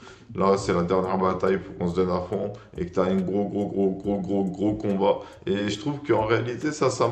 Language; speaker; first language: French; native; French